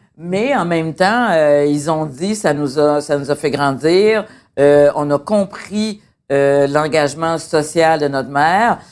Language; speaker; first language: French; early bilingual, other home language; Haitian Creole